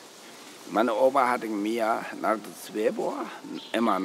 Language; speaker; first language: German; non-native, learner; Tibetan